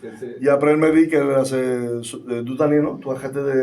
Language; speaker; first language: French; non-native, learner; Spanish